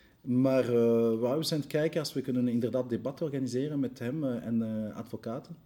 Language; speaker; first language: Dutch; non-native, local second language; French